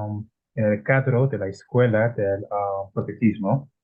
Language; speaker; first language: Spanish; non-native, learner; Italian